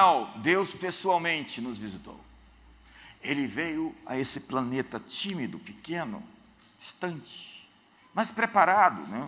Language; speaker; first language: Portuguese; native; Portuguese